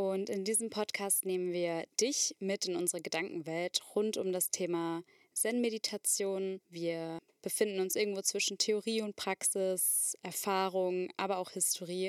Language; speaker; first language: German; native; German